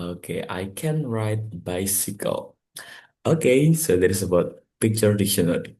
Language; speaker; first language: English; non-native, fluent; Indonesian